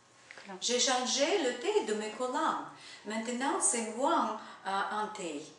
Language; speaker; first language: French; non-native, learner; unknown